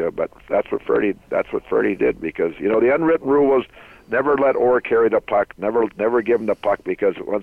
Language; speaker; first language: English; native; English